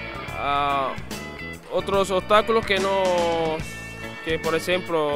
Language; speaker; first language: Portuguese; non-native, fluent; Spanish